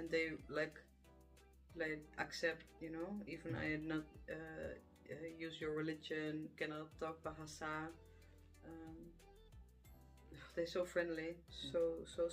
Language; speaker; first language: English; non-native, learner; Dutch